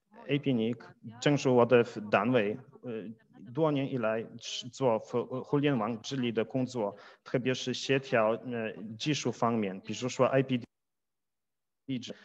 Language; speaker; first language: Chinese; non-native, fluent; Polish